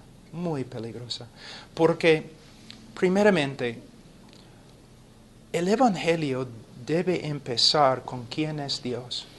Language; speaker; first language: Spanish; non-native, fluent; English